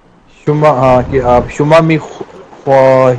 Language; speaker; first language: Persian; non-native, learner; Urdu